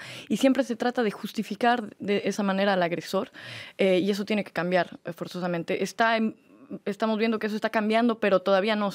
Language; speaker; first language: Spanish; native; Spanish